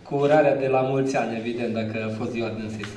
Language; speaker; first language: Romanian; native; Romanian